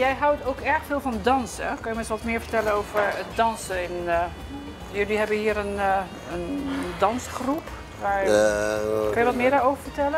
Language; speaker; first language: Dutch; native; Dutch